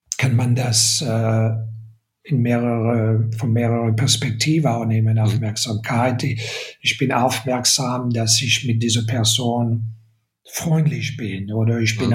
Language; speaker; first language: German; non-native, fluent; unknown